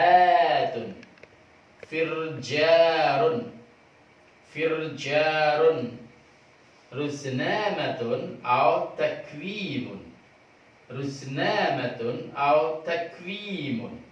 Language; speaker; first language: Arabic; non-native, fluent; Indonesian